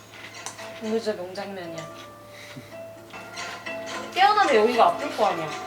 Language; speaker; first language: Korean; native; Korean